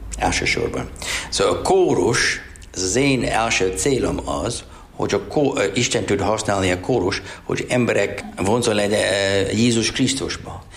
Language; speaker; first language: Hungarian; non-native, learner; English